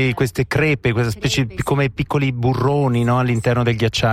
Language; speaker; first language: Italian; native; Italian